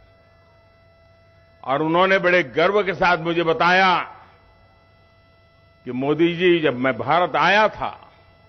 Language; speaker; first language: Hindi; non-native, local second language; Gujarati